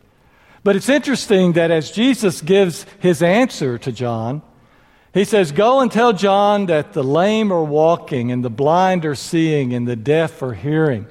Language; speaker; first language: English; native; English